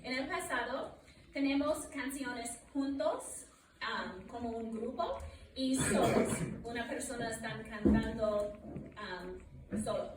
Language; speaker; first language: Spanish; non-native, learner; English